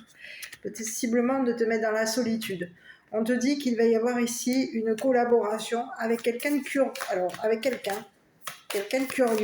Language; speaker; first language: French; native; French